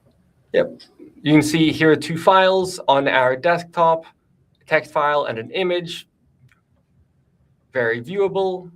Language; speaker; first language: English; native; English